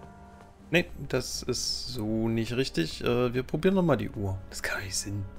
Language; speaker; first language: German; native; German